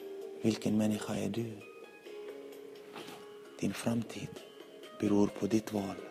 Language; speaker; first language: Swedish; non-native, learner; Arabic